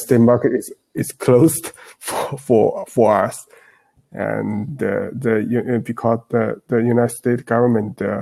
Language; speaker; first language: English; non-native, learner; Chinese